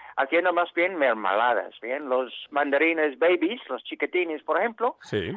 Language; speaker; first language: Spanish; non-native, fluent; English